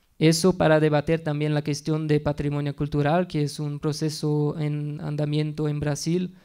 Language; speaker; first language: Spanish; non-native, fluent; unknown